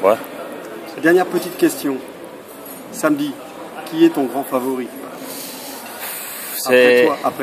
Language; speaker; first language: French; native; French